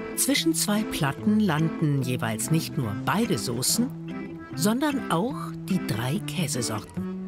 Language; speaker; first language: German; native; German